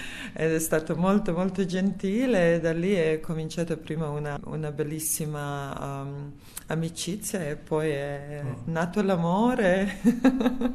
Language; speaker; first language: Italian; non-native, fluent; Serbian